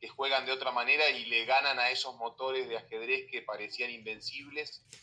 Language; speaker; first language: Spanish; native; Spanish